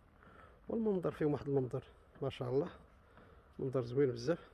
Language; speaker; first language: Arabic; native; Arabic